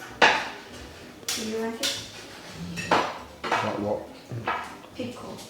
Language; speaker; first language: English; non-native, learner; Northeastern Thai